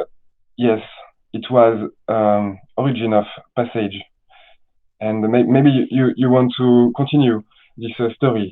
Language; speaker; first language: English; non-native, learner; French